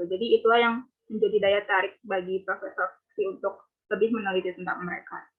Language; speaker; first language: Indonesian; native; Indonesian